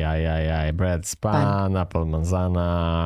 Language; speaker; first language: Spanish; non-native, learner; Polish